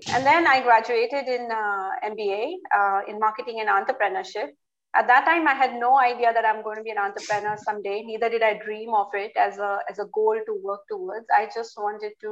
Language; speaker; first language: English; non-native, local second language; Hindi